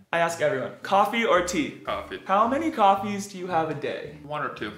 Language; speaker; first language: English; native; English